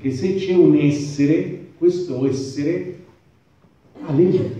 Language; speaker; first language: Italian; non-native, fluent; Arabic